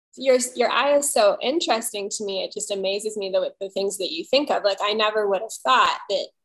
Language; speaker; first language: English; native; English